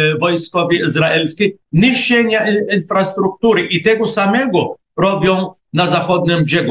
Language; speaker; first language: Polish; non-native, fluent; Arabic